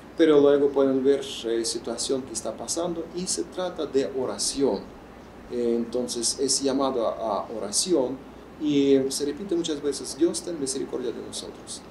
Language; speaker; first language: Spanish; non-native, fluent; Ukrainian